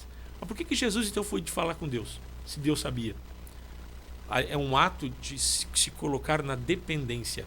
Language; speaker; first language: Portuguese; native; Portuguese